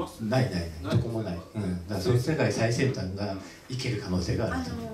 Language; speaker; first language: Japanese; native; Japanese